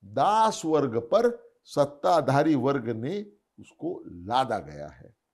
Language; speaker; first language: Hindi; non-native, local second language; Marathi